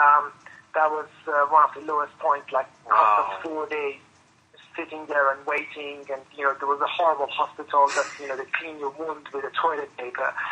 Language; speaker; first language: English; non-native, fluent; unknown